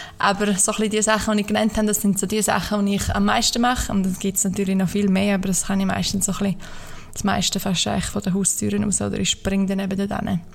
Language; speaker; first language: German; native; German